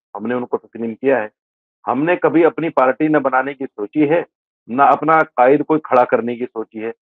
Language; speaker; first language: Urdu; native; Urdu